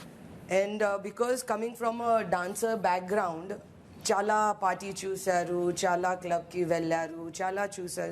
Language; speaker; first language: Telugu; non-native, fluent; Hindi